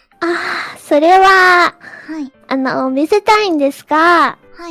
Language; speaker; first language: Japanese; non-native, fluent; Korean